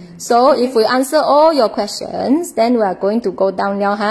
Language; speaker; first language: English; non-native, local second language; Chinese